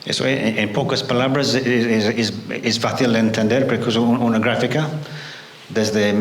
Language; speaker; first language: Spanish; non-native, fluent; English